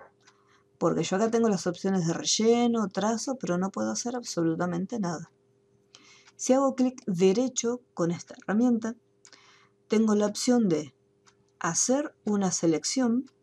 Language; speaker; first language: Spanish; native; Spanish